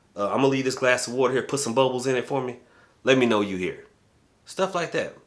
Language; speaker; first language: English; native; English